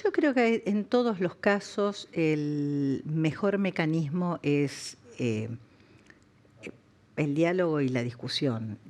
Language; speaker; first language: Spanish; native; Spanish